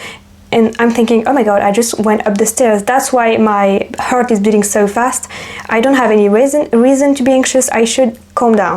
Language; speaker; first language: English; non-native, fluent; French